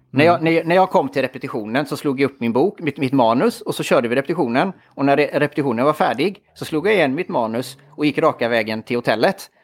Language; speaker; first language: Swedish; native; Swedish